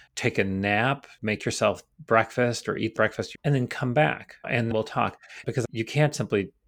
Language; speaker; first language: English; native; English